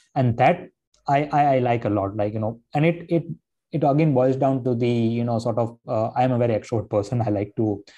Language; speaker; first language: English; non-native, local second language; Gujarati